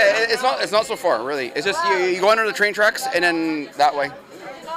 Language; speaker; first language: English; non-native, fluent; French